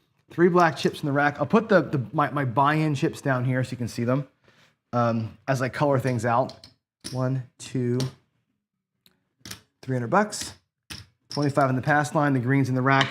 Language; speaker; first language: English; native; English